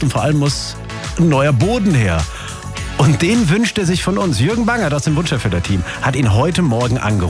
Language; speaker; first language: German; native; German